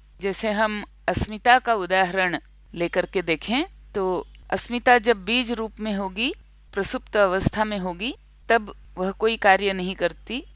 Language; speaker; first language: Hindi; non-native, local second language; Marathi